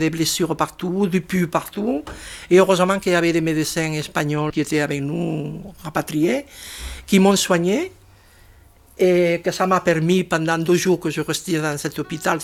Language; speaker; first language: French; non-native, fluent; Spanish